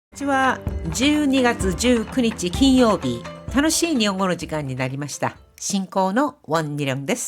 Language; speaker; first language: Japanese; non-native, fluent; Korean